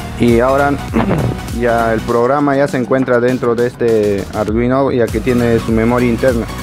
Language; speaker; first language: Spanish; native; Spanish